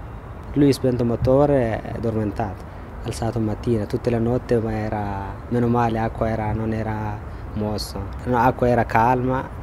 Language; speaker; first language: Italian; non-native, learner; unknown